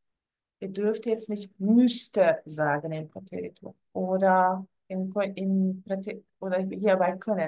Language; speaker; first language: German; non-native, fluent; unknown